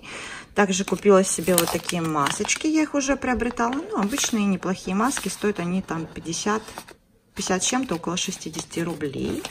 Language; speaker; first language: Russian; native; Russian